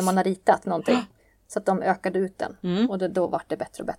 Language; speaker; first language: Swedish; native; Swedish